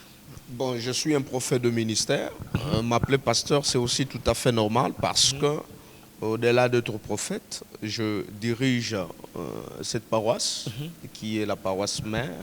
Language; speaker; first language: French; non-native, local second language; Swahili